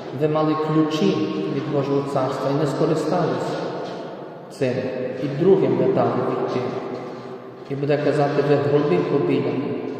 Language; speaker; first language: Ukrainian; non-native, fluent; Polish